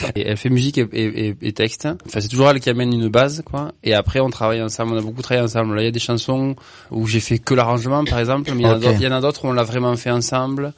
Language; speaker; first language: French; native; French